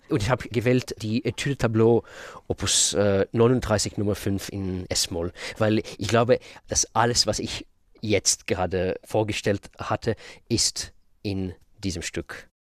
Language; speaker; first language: German; non-native, fluent; Russian